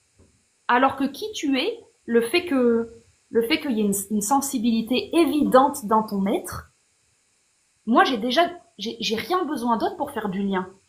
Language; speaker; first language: French; native; French